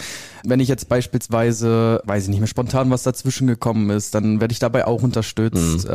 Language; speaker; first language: German; native; German